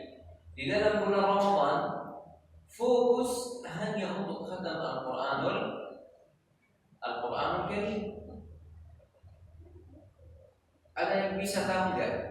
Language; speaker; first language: Indonesian; non-native, learner; Arabic